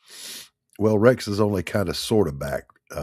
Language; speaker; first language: English; native; English